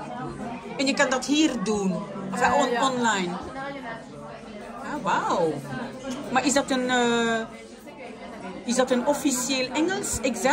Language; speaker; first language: Dutch; non-native, fluent; French